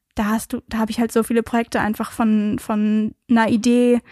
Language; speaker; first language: German; native; German